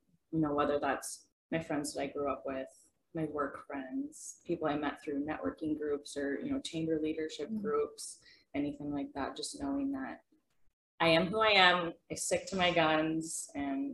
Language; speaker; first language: English; native; English